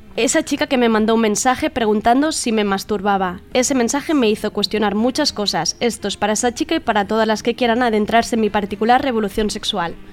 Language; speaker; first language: Spanish; native; Spanish